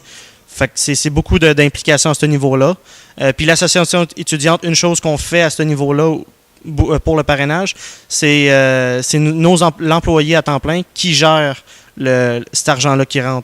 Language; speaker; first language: French; native; French